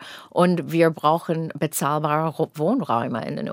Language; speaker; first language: German; non-native, fluent; English